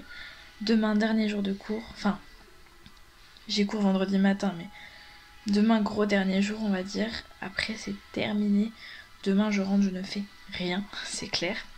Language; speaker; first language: French; native; French